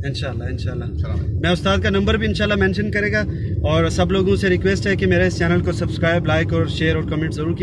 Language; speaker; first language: Hindi; non-native, local second language; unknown